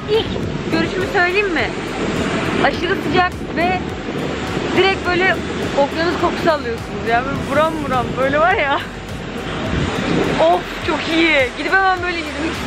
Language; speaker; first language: Turkish; native; Turkish